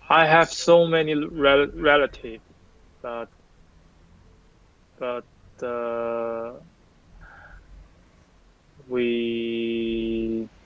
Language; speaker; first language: English; non-native, learner; Chinese